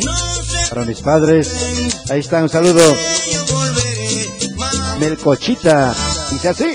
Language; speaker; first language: Spanish; native; Spanish